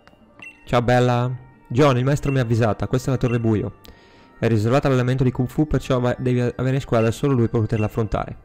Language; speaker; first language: Italian; native; Italian